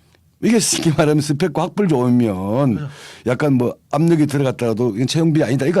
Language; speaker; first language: Korean; native; Korean